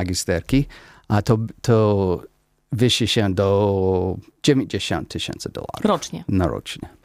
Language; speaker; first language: Polish; non-native, learner; English